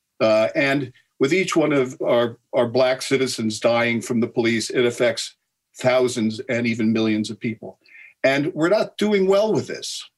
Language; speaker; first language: English; native; English